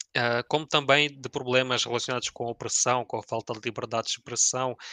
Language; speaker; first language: Portuguese; early bilingual, other home language; Ukrainian